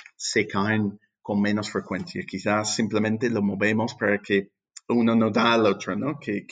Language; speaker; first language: Spanish; non-native, fluent; English